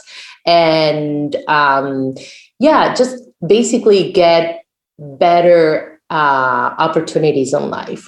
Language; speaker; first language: English; non-native, fluent; Spanish